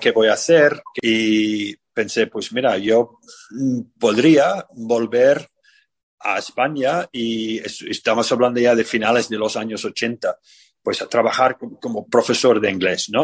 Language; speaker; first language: Spanish; non-native, fluent; English